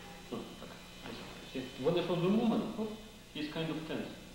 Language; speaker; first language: English; non-native, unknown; Russian